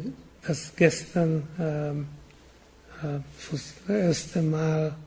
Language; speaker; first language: German; non-native, learner; Czech